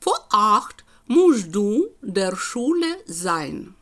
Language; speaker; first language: German; non-native, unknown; Ukrainian